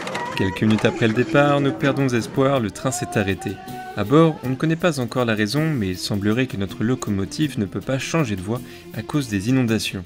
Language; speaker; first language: French; native; French